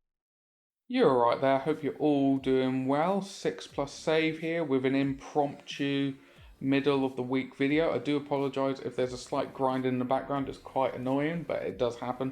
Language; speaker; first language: English; native; English